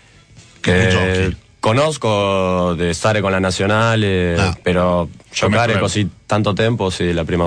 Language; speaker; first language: Italian; non-native, fluent; Spanish